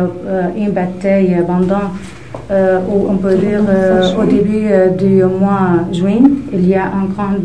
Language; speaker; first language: French; non-native, fluent; Arabic